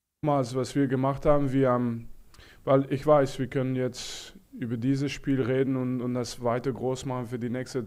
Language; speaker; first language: German; non-native, fluent; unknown